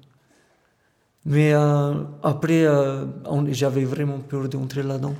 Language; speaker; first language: French; non-native, fluent; Romanian